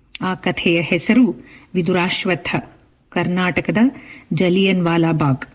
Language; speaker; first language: Kannada; native; Kannada